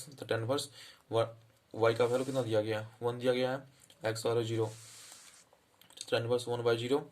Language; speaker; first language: Hindi; native; Hindi